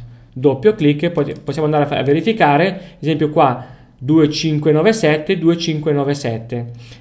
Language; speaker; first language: Italian; native; Italian